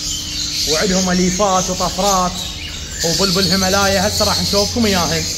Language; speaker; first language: Arabic; native; Arabic